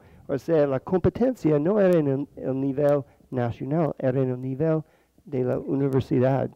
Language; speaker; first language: Spanish; non-native, fluent; English